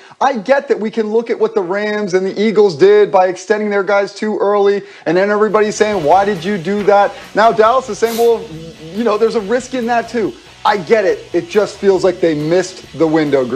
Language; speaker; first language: English; native; English